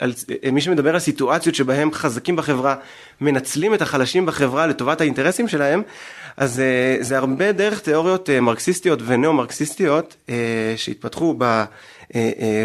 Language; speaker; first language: Hebrew; native; Hebrew